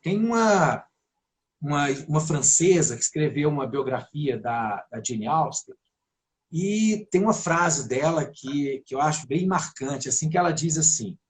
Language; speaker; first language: Portuguese; native; Portuguese